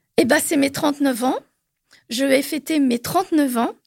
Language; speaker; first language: French; native; French